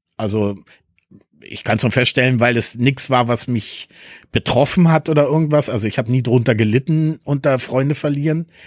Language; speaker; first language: German; early bilingual, other home language; Spanish